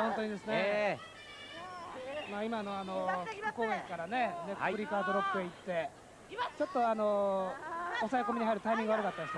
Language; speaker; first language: Japanese; native; Japanese